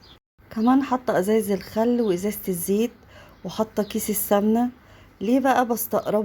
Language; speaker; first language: Arabic; native; Arabic